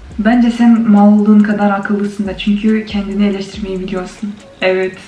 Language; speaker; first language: Turkish; non-native, fluent; Kyrgyz